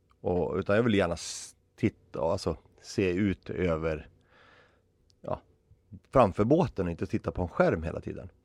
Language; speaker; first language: Swedish; native; Swedish